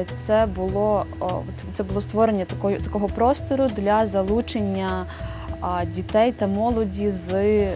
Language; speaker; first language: Ukrainian; native; Ukrainian